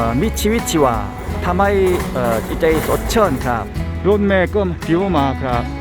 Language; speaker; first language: Thai; non-native, learner; Korean